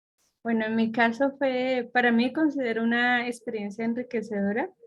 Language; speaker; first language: Spanish; native; Spanish